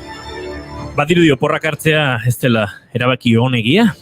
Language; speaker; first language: Basque; native; Basque